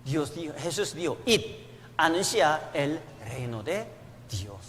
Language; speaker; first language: Spanish; non-native, learner; Korean